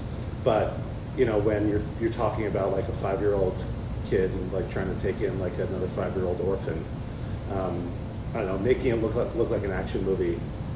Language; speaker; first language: English; native; English